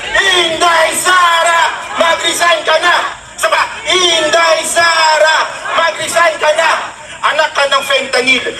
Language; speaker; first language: Filipino; non-native, local second language; Hiligaynon